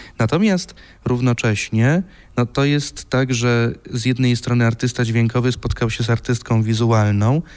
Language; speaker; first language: Polish; native; Polish